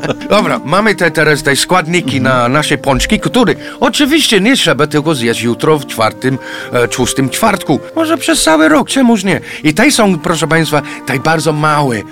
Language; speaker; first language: Polish; non-native, fluent; English